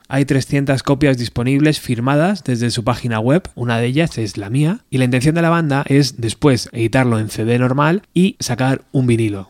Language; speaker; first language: Spanish; native; Spanish